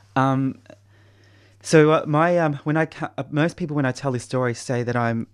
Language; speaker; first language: English; native; English